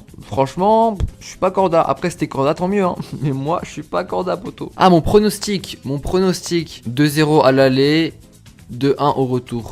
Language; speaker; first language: French; native; French